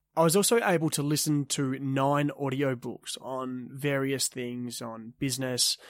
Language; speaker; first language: English; native; English